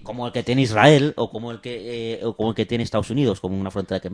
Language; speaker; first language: Spanish; native; Spanish